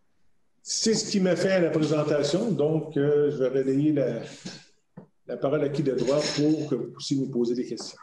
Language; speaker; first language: French; native; French